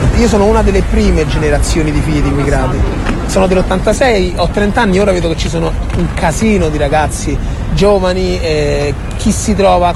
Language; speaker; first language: Italian; early bilingual, other home language; English